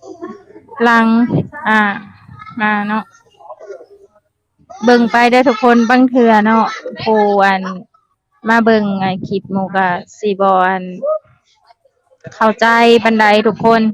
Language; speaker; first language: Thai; non-native, local second language; Northeastern Thai